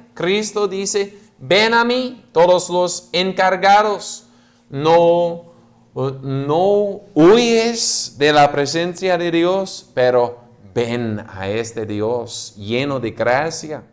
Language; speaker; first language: Spanish; non-native, fluent; English